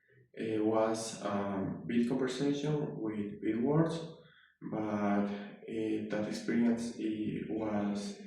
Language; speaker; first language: English; non-native, learner; Spanish